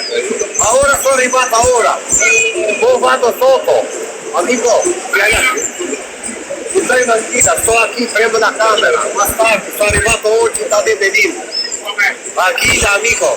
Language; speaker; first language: Italian; non-native, fluent; Albanian